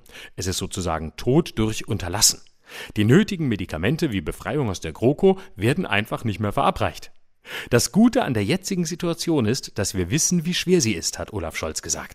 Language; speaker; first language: German; native; German